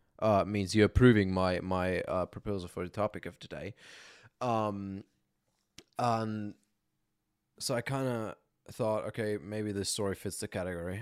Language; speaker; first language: English; non-native, fluent; German